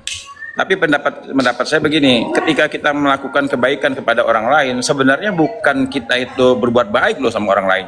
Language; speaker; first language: Indonesian; native; Indonesian